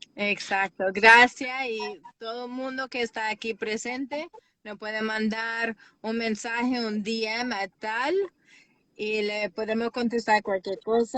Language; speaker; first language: Spanish; early bilingual, heritage; Spanish